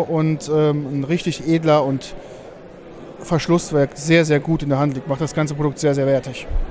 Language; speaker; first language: German; native; German